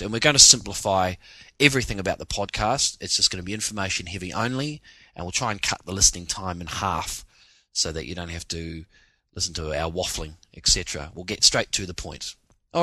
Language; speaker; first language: English; native; English